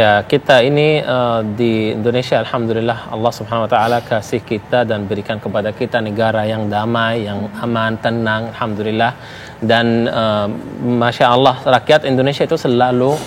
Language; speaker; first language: Indonesian; non-native, fluent; Arabic